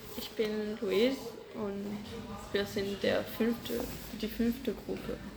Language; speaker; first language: German; non-native, learner; French